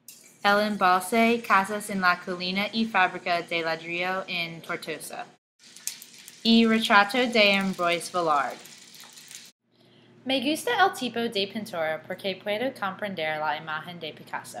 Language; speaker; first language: Spanish; non-native, learner; English